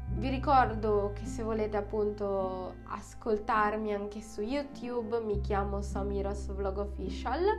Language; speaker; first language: Italian; non-native, fluent; Filipino